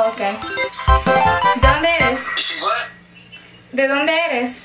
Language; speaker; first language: Spanish; non-native, learner; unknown